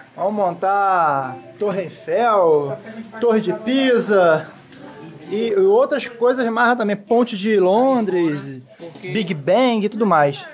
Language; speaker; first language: Portuguese; native; Portuguese